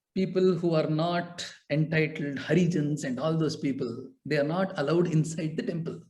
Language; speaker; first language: English; non-native, local second language; Kannada